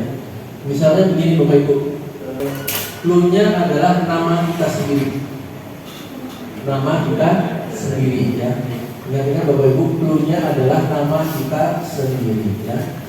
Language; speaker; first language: Indonesian; native; Indonesian